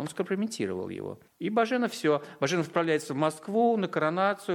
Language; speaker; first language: Russian; native; Russian